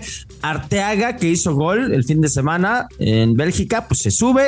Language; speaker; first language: Spanish; native; Spanish